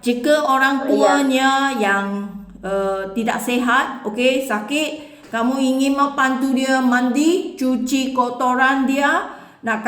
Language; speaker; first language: Indonesian; non-native, learner; Filipino